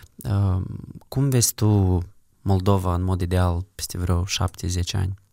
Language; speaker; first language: Romanian; native; Romanian